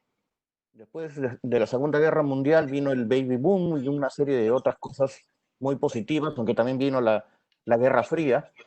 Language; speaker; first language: Spanish; native; Spanish